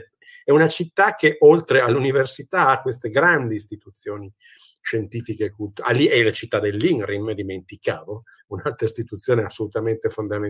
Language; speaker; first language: Italian; native; Italian